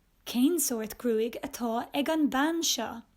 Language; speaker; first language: Irish; non-native, local second language; English